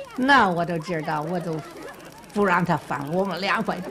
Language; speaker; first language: Chinese; non-native, fluent; English